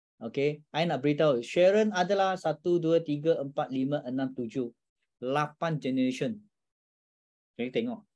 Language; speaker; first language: Malay; non-native, local second language; Chinese